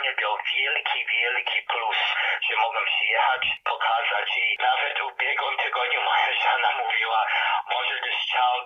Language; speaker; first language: Polish; early bilingual, heritage; Polish